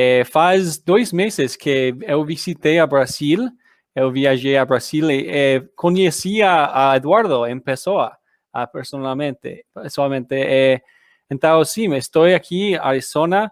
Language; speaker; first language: Portuguese; non-native, learner; English